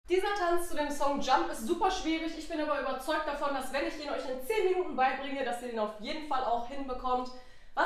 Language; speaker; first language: German; native; German